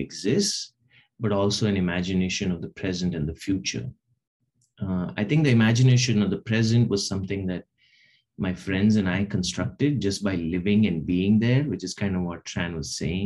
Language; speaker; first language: English; non-native, local second language; Telugu